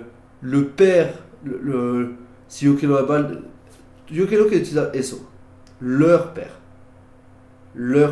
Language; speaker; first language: Spanish; non-native, learner; French